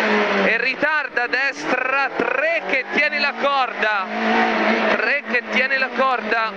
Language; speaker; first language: Italian; native; Italian